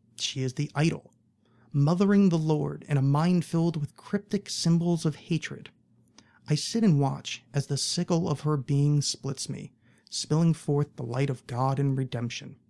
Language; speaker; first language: English; native; English